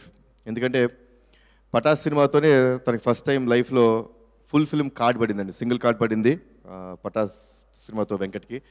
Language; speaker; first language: Telugu; native; Telugu